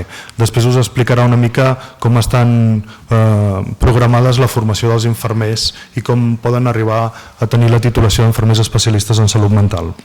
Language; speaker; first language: Catalan; native; Catalan